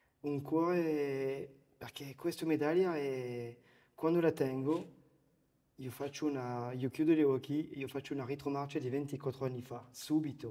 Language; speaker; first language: Italian; non-native, fluent; French